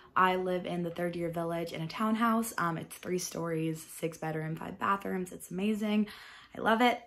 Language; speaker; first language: English; native; English